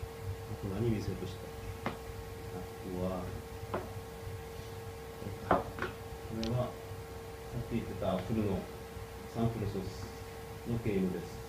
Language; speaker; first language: Japanese; non-native, fluent; Korean